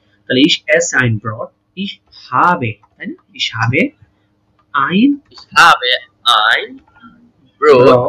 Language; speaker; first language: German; non-native, fluent; Bangla